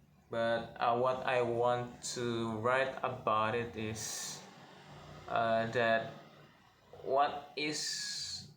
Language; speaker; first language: English; non-native, learner; Indonesian